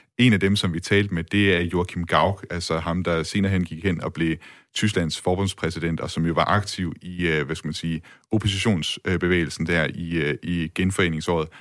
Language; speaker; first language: Danish; native; Danish